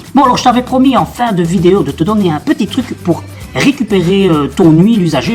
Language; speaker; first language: French; native; French